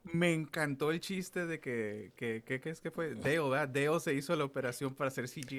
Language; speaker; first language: Spanish; native; Spanish